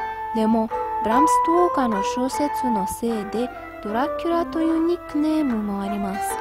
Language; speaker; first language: Japanese; non-native, learner; Romanian